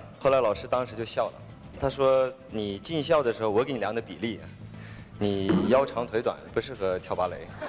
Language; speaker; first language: Chinese; native; Chinese